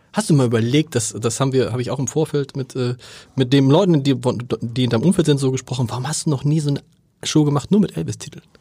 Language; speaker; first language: German; native; German